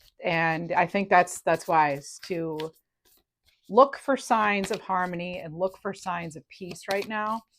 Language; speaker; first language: English; native; English